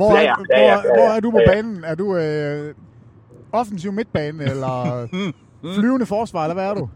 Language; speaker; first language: Danish; native; Danish